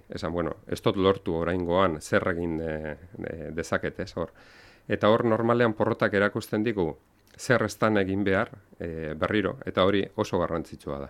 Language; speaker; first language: Basque; non-native, local second language; Spanish